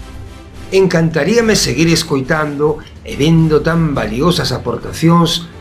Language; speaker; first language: Galician; native; Galician